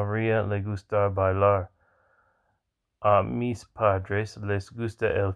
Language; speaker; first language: Spanish; non-native, learner; English